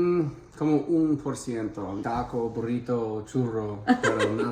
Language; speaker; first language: Spanish; non-native, fluent; English